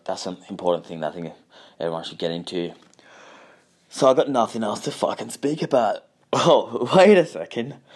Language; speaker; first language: English; native; English